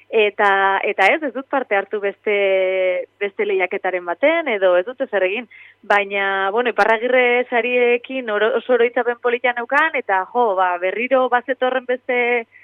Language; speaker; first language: Basque; native; Basque